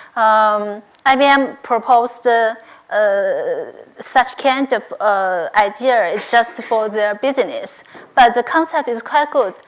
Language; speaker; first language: English; non-native, learner; Chinese